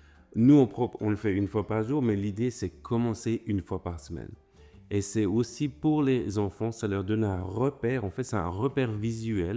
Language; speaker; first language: French; native; French